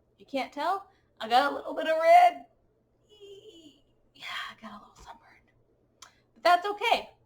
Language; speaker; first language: English; native; English